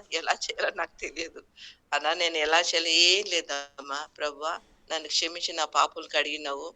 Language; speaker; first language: Telugu; non-native, local second language; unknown